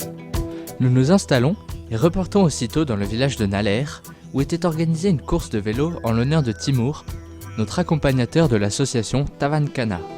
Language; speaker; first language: French; native; French